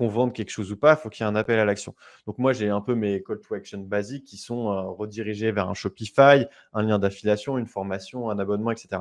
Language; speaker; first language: French; native; French